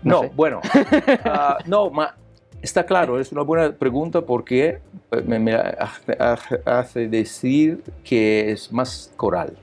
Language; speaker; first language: Spanish; non-native, learner; Italian